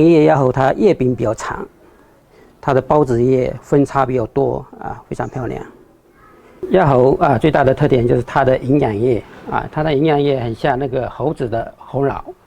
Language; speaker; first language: Chinese; native; Chinese